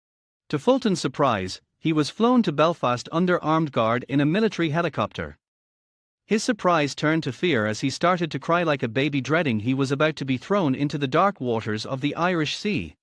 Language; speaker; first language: English; native; English